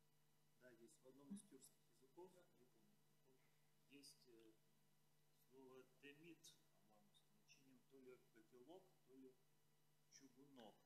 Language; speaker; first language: Russian; native; Russian